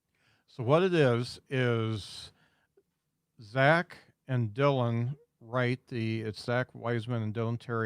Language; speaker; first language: English; native; English